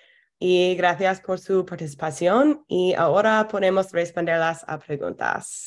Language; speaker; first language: Spanish; non-native, fluent; English